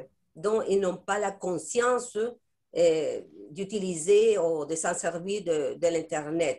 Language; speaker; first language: French; non-native, fluent; Spanish